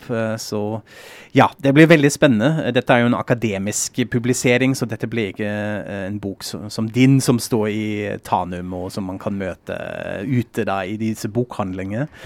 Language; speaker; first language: Norwegian; non-native, fluent; German